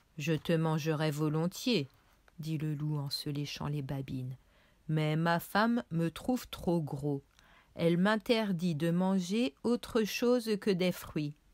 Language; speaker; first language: French; native; French